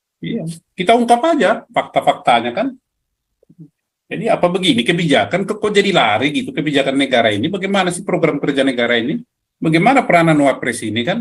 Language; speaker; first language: Indonesian; native; Indonesian